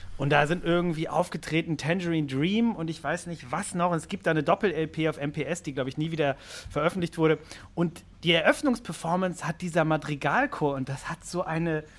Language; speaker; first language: German; native; German